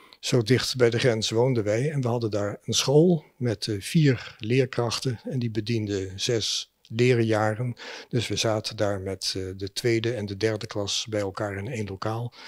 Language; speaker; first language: Dutch; native; Dutch